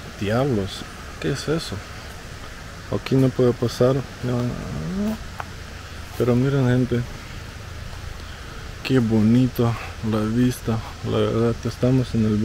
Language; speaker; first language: Spanish; non-native, fluent; Russian